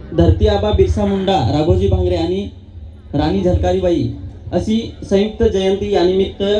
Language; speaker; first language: Marathi; native; Marathi